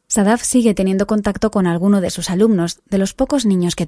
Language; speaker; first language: Spanish; native; Spanish